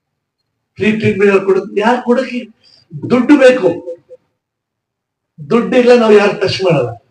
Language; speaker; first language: Kannada; non-native, local second language; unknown